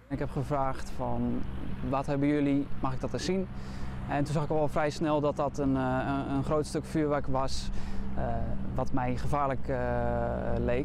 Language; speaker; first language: Dutch; native; Dutch